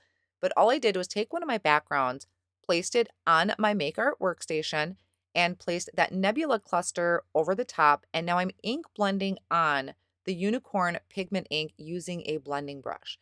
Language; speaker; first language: English; native; English